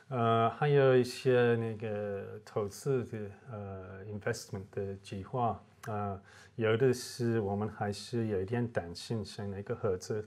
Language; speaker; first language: Chinese; non-native, fluent; English